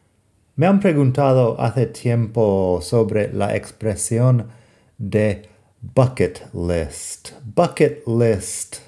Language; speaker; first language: Spanish; non-native, fluent; English